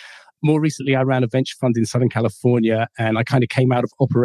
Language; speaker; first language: English; native; English